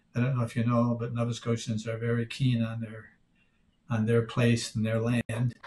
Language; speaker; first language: English; native; English